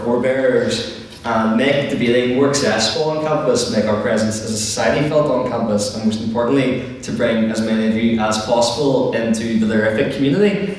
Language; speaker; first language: English; native; English